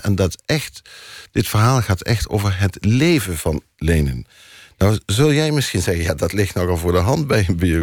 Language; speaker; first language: Dutch; native; Dutch